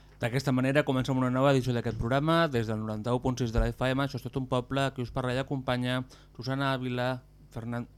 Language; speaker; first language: Catalan; native; Catalan